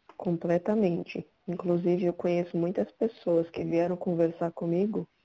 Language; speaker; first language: Portuguese; native; Portuguese